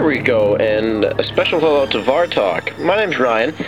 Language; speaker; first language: English; native; English